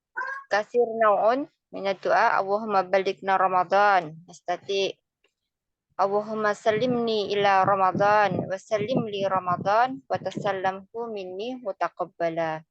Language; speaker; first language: Arabic; non-native, fluent; Indonesian